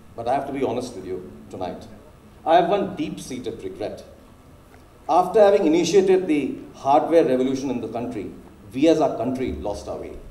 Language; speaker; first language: English; non-native, local second language; Hindi